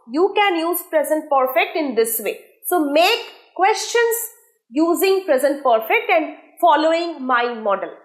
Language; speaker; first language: English; non-native, local second language; Bangla